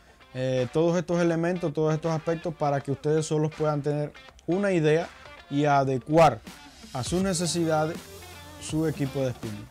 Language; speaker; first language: Spanish; native; Spanish